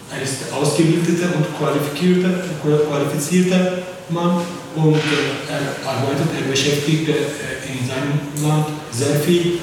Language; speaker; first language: German; non-native, learner; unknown